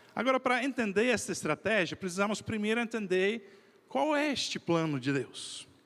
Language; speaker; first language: Portuguese; non-native, fluent; Dutch